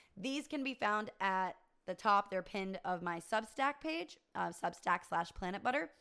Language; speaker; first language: English; native; English